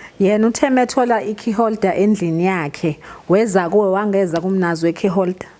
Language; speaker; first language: Zulu; non-native, local second language; Xhosa